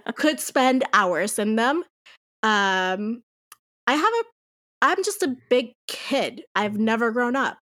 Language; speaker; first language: English; non-native, fluent; Spanish